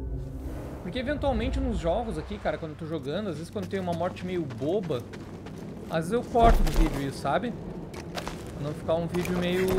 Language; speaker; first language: Portuguese; native; Portuguese